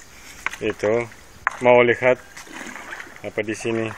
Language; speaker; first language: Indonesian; non-native, learner; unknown